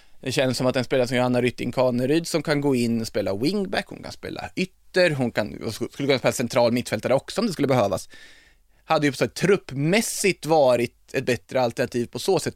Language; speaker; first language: Swedish; native; Swedish